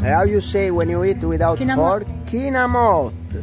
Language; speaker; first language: English; non-native, learner; Italian